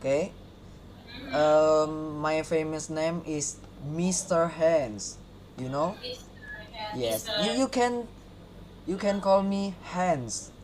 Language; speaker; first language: English; non-native, learner; Hakka Chinese